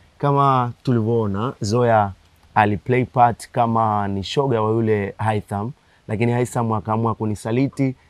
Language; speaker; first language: Swahili; native; Swahili